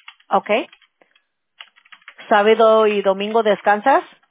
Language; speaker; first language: Spanish; early bilingual, other home language; English